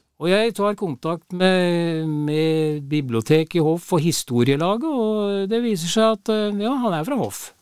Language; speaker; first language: Norwegian; native; Norwegian